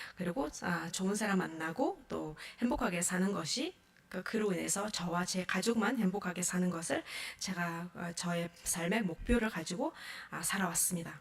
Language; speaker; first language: Korean; non-native, fluent; Mongolian